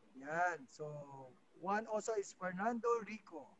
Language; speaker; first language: English; non-native, local second language; Filipino